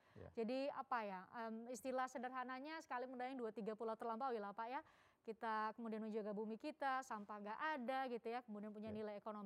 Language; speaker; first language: Indonesian; native; Indonesian